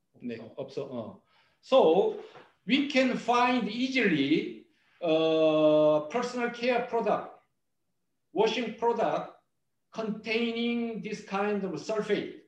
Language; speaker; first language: English; non-native, learner; Korean